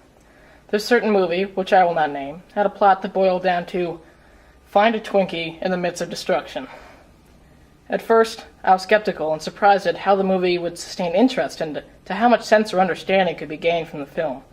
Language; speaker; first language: English; native; English